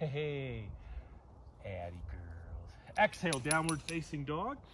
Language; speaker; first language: English; native; English